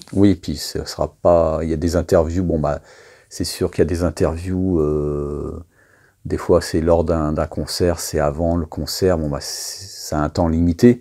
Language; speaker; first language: French; native; French